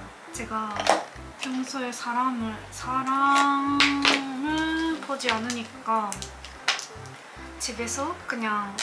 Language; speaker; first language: Korean; non-native, learner; Japanese